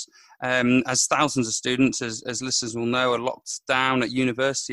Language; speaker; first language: English; native; English